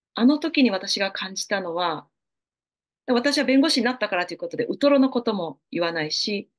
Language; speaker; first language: Japanese; native; Japanese